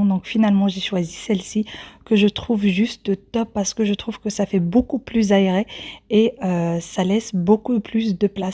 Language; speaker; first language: French; native; French